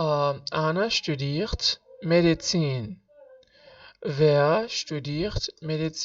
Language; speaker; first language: German; non-native, learner; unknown